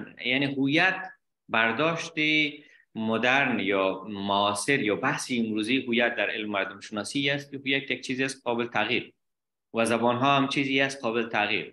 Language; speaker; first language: Persian; native; Persian